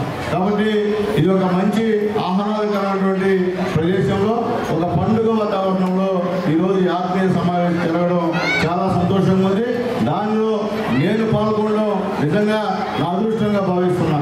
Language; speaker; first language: Telugu; native; Telugu